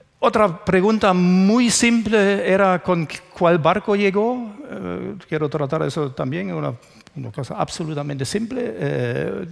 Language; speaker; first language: Spanish; non-native, fluent; German